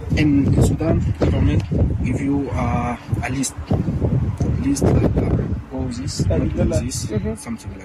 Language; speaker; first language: English; non-native, learner; Arabic